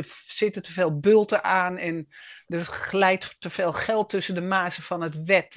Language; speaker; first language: Dutch; native; Dutch